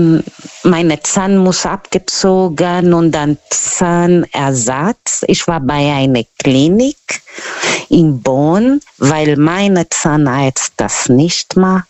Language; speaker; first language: German; non-native, fluent; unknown